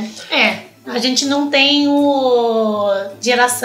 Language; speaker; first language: Portuguese; non-native, fluent; Chinese